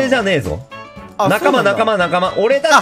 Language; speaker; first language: Japanese; native; Japanese